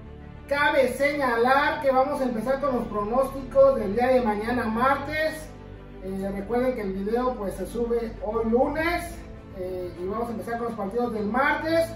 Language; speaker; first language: Spanish; native; Spanish